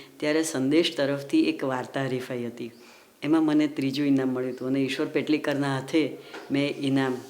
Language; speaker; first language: Gujarati; native; Gujarati